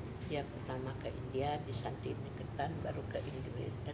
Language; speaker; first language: Indonesian; native; Indonesian